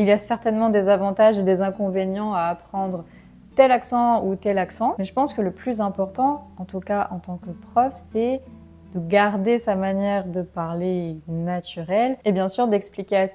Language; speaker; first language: French; native; French